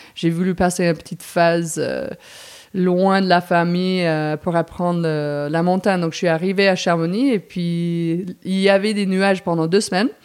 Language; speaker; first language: French; non-native, fluent; English